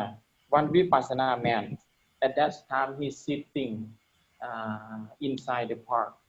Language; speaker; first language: English; non-native, learner; Lao